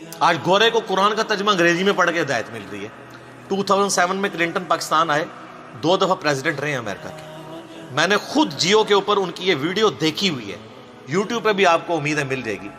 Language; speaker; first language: Urdu; non-native, local second language; Punjabi